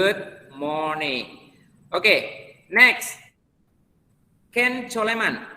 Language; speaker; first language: English; non-native, learner; Indonesian